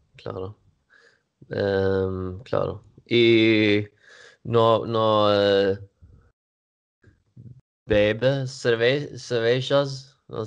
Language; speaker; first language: Portuguese; non-native, learner; Swedish